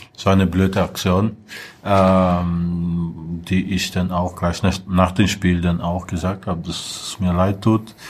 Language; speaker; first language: German; non-native, fluent; Portuguese